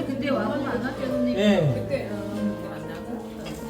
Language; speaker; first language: Korean; non-native, learner; Vietnamese